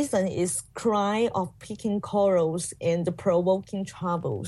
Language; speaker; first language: English; non-native, fluent; Chinese